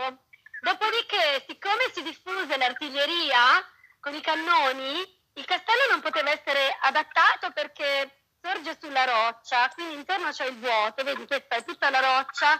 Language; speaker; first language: Italian; native; Italian